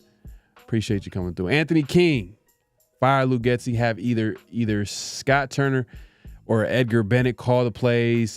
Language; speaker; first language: English; native; English